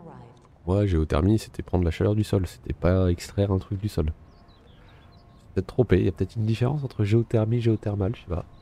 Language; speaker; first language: French; native; French